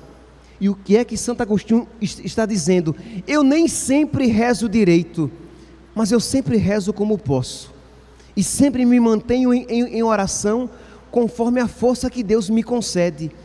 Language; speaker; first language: Portuguese; native; Portuguese